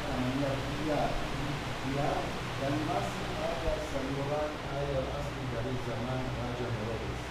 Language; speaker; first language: Indonesian; non-native, fluent; Hebrew